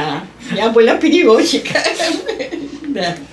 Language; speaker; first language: Russian; non-native, learner; Spanish